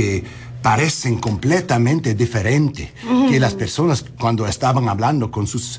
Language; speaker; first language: Spanish; non-native, learner; English